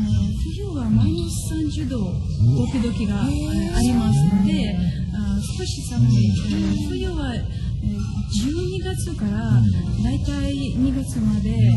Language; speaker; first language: Japanese; non-native, learner; Ukrainian